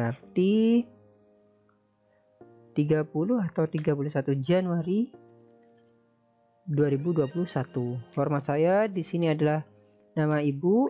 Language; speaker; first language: Indonesian; native; Indonesian